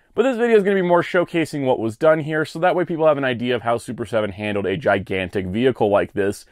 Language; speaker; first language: English; native; English